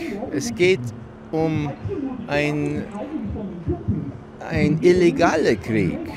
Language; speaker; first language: German; non-native, learner; English